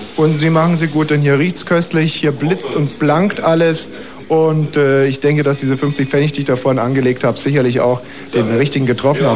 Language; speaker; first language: German; native; German